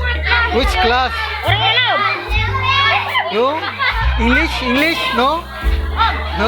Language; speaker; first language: English; non-native, learner; Indonesian